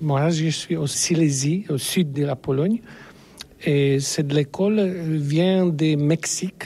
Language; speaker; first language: French; non-native, learner; Polish